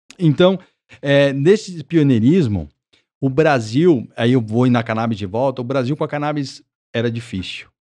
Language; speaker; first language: Portuguese; early bilingual, other home language; Spanish